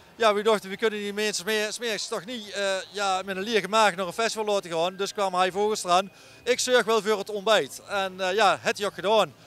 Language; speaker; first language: Dutch; native; Dutch